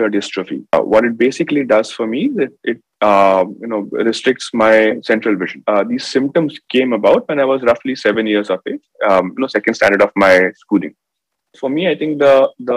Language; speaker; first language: English; non-native, local second language; Marathi